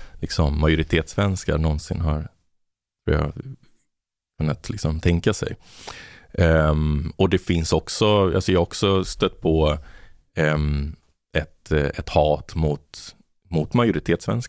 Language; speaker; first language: Swedish; native; Swedish